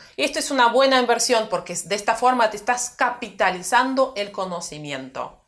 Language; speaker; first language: Spanish; non-native, fluent; Russian